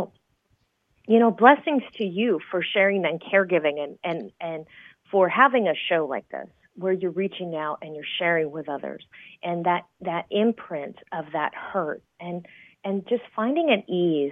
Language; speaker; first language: English; native; English